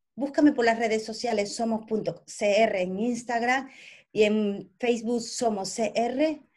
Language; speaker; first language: Spanish; native; Spanish